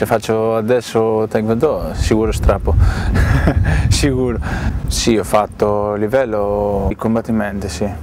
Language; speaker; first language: Italian; non-native, fluent; Greek